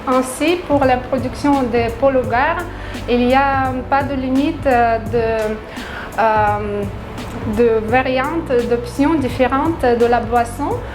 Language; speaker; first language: French; non-native, fluent; Russian